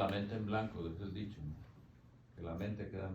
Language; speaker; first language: Spanish; native; Spanish